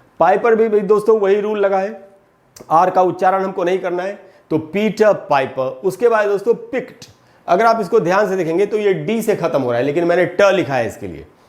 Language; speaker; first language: Hindi; native; Hindi